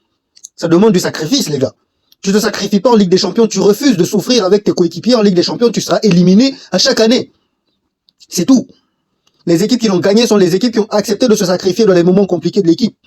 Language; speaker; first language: French; native; French